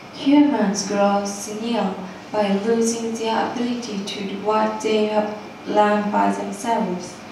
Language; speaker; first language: English; non-native, fluent; Japanese